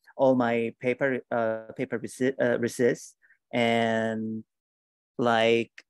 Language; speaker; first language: English; non-native, learner; Korean